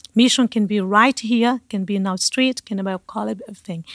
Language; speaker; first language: English; non-native, learner; Portuguese